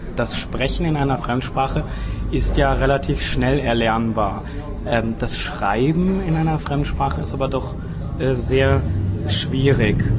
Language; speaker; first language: German; native; German